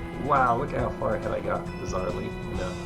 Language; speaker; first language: English; native; English